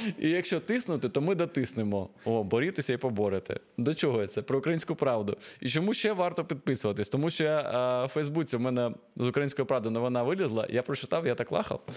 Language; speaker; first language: Ukrainian; non-native, local second language; Russian